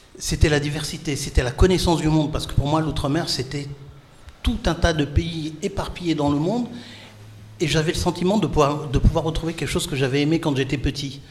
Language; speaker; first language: French; non-native, local second language; Arabic